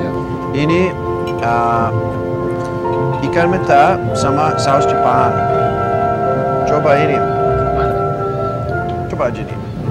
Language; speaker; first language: Indonesian; non-native, fluent; English